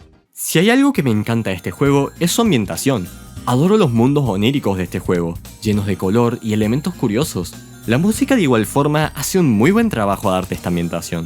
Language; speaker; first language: Spanish; native; Spanish